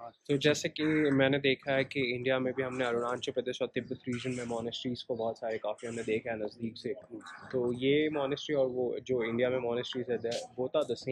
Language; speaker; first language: Hindi; native; Hindi